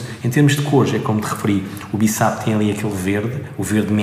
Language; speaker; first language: Portuguese; native; Portuguese